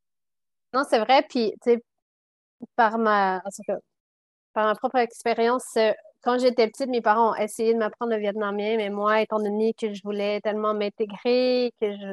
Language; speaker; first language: French; native; French